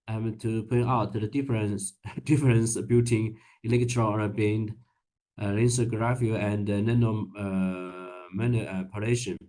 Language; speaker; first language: English; non-native, learner; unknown